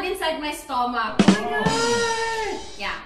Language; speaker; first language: English; non-native, local second language; Filipino